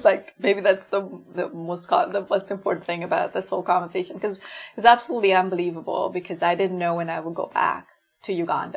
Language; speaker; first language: English; non-native, local second language; Ganda